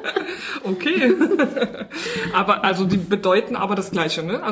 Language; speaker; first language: German; native; German